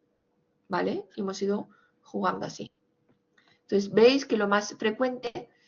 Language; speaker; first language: Spanish; native; Spanish